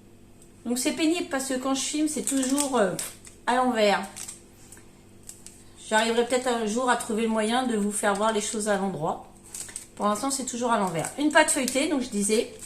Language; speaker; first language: French; native; French